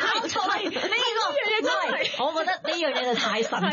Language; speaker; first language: Cantonese; native; Cantonese